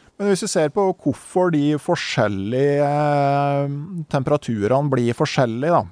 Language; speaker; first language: Norwegian; native; Norwegian